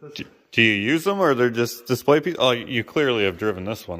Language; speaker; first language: English; native; English